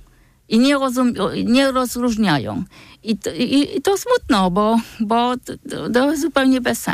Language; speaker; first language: Polish; non-native, fluent; German